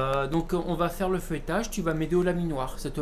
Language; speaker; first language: French; native; French